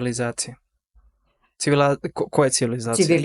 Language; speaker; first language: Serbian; early bilingual, heritage; Serbian